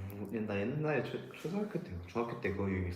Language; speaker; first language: Korean; native; Korean